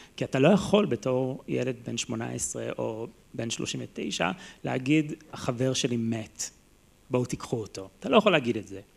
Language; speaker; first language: Hebrew; non-native, fluent; English